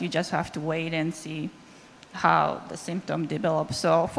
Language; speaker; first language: English; non-native, fluent; Japanese